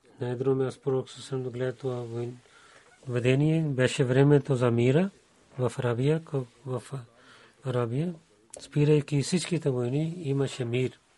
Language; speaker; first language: Bulgarian; non-native, learner; Urdu